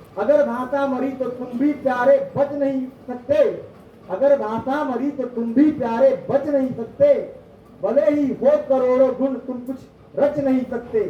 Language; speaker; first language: Hindi; native; Hindi